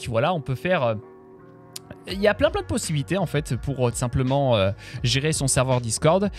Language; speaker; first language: French; native; French